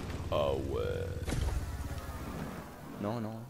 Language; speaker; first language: French; native; French